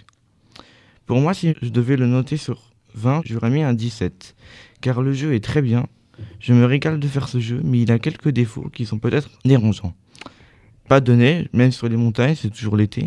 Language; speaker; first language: French; native; French